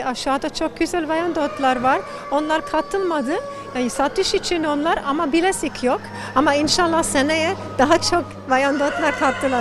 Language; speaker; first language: Turkish; non-native, fluent; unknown